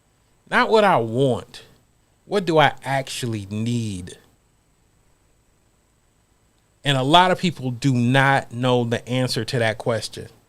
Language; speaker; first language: English; native; English